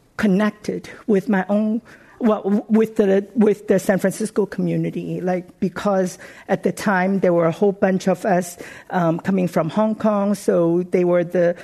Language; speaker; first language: English; non-native, local second language; Cantonese